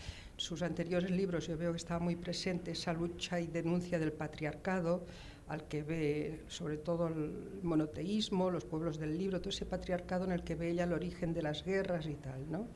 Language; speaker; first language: Spanish; native; Spanish